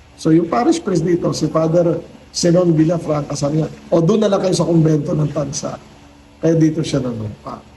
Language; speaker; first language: Filipino; native; Filipino